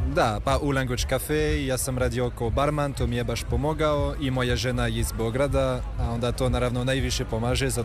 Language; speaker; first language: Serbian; non-native, fluent; French